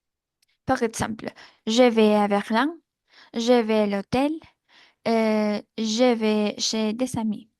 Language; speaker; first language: French; non-native, learner; Spanish